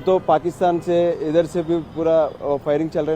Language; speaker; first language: Hindi; non-native, local second language; Telugu